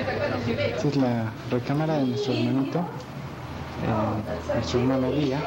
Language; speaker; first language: Spanish; native; Spanish